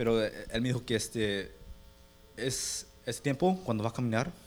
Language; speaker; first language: Spanish; early bilingual, heritage; Spanish